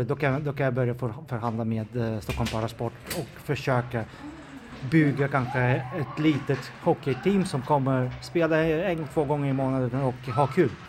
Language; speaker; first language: Swedish; non-native, fluent; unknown